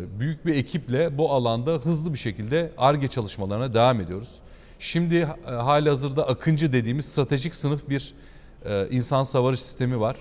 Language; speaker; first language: Turkish; native; Turkish